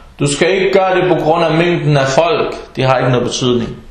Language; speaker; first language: Danish; non-native, fluent; Arabic